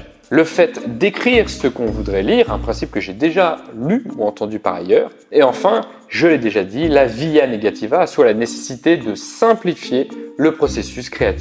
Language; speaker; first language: French; native; French